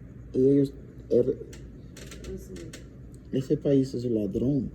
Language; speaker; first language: Spanish; non-native, learner; English